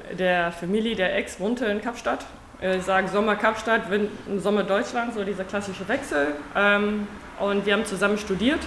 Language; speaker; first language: German; non-native, fluent; Afrikaans